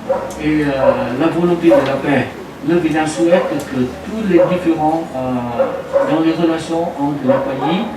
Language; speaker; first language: French; non-native, learner; Vietnamese